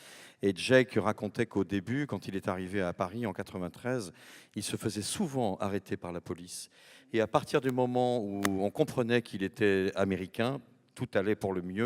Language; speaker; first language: French; native; French